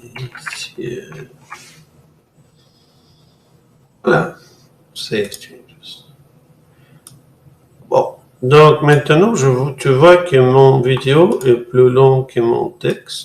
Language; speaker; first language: French; non-native, fluent; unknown